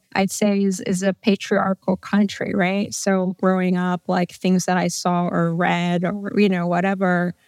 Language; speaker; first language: English; non-native, fluent; Portuguese